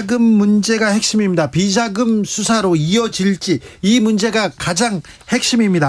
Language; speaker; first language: Korean; native; Korean